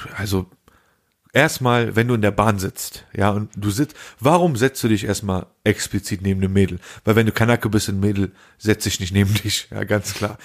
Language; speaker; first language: German; early bilingual, other home language; Turkish